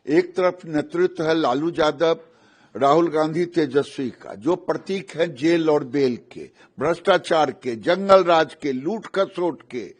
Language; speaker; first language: Hindi; native; Hindi